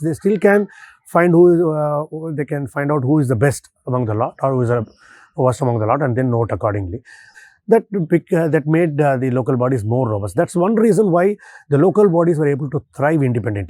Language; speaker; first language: English; non-native, local second language; Tamil